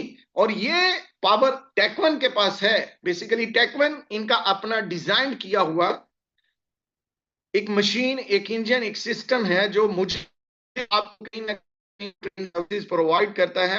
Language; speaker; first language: Hindi; native; Hindi